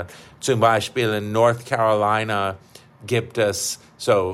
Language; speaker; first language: German; non-native, fluent; English